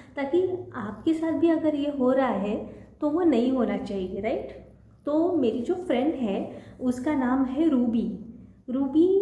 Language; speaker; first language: Hindi; non-native, local second language; Marathi